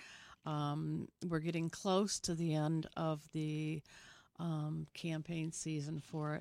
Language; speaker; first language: English; native; English